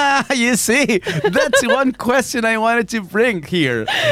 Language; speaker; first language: English; non-native, fluent; Spanish